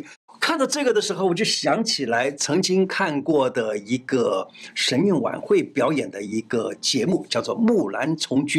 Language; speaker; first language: Chinese; native; Chinese